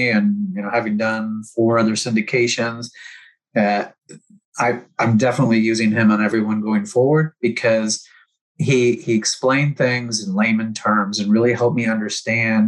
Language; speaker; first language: English; native; English